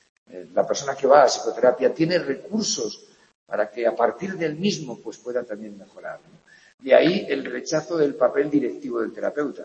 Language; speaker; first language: Spanish; native; Spanish